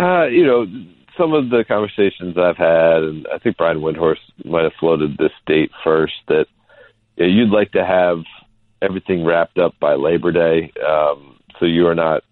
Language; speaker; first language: English; native; English